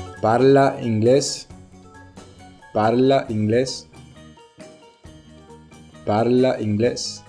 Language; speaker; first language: Italian; non-native, learner; Spanish